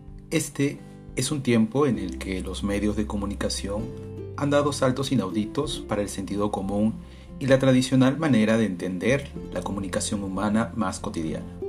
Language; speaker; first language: Spanish; native; Spanish